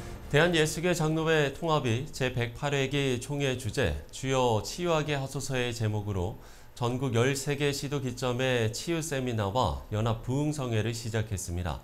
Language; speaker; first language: Korean; native; Korean